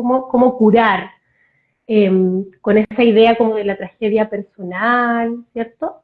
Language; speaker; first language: Spanish; native; Spanish